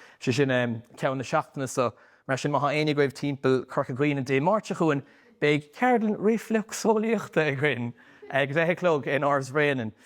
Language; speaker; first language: Irish; native; Irish